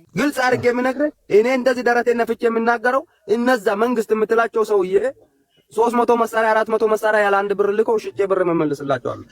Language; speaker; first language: Amharic; non-native, local second language; Oromo